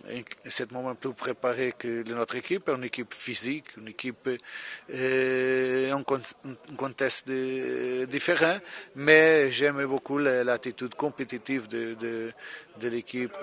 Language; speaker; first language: French; non-native, fluent; Portuguese